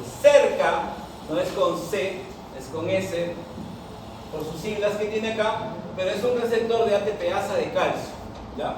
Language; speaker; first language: Spanish; native; Spanish